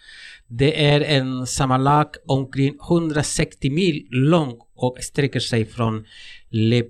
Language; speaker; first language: Swedish; non-native, fluent; Spanish